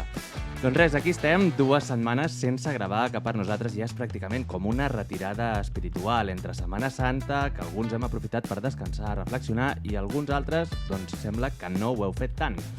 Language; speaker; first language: Catalan; native; Catalan